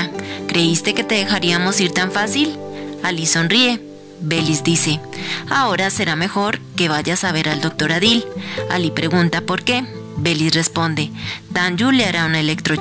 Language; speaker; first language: Spanish; native; Spanish